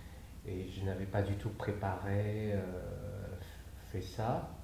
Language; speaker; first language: French; non-native, fluent; Chinese